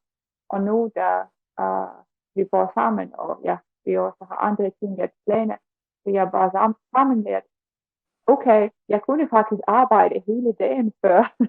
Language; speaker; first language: Danish; non-native, learner; Russian